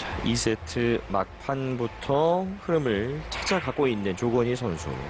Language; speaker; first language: Korean; native; Korean